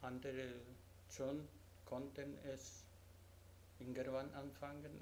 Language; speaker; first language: German; non-native, learner; Spanish